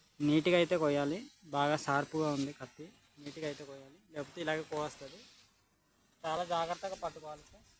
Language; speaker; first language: Telugu; non-native, local second language; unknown